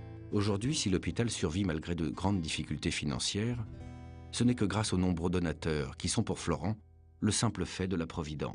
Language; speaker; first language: French; native; French